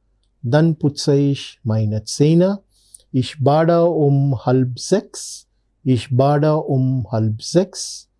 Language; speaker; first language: German; non-native, fluent; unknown